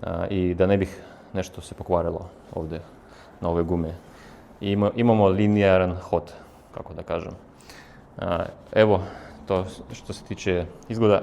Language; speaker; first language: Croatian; non-native, fluent; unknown